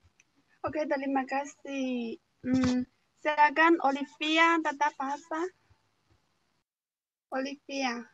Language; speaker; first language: Indonesian; non-native, learner; Chinese